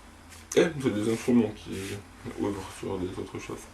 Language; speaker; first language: French; non-native, local second language; Arabic